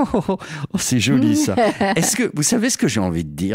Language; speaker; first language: French; native; French